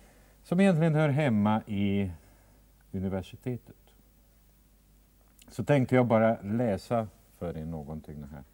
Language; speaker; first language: Swedish; non-native, fluent; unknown